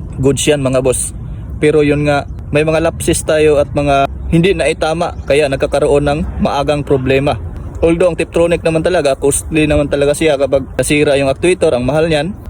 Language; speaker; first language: Filipino; native; Filipino